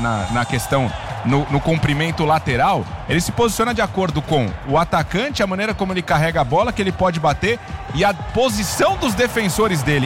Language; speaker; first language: Portuguese; native; Portuguese